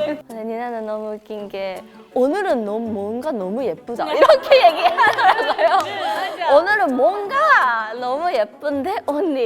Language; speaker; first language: Korean; non-native, fluent; Japanese